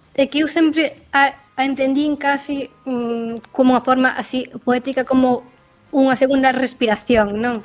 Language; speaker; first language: Galician; native; Galician